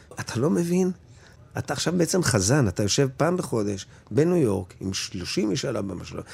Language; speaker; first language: Hebrew; native; Hebrew